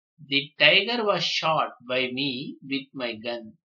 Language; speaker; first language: English; non-native, local second language; Telugu